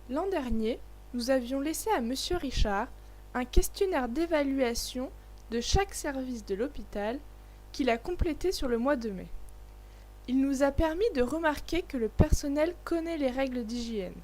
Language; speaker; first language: French; native; French